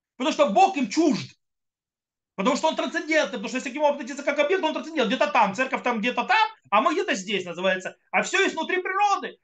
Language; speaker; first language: Russian; early bilingual, heritage; Russian